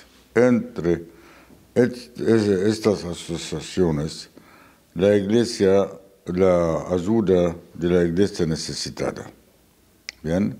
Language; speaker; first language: Spanish; non-native, fluent; Arabic